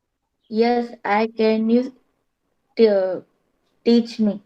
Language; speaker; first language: English; non-native, learner; Hindi